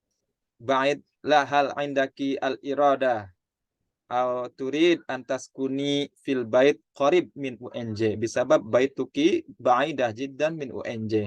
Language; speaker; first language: Arabic; non-native, fluent; Indonesian